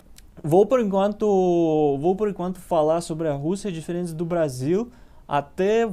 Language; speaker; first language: Portuguese; non-native, learner; Russian